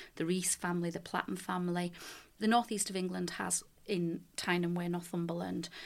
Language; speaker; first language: English; native; English